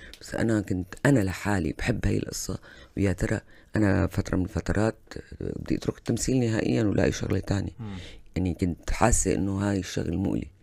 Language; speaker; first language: Arabic; native; Arabic